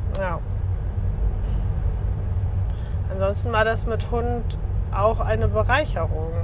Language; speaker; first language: German; native; German